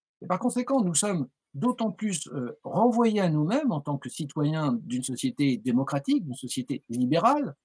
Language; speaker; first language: French; native; French